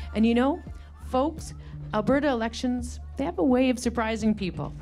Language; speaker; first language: English; native; English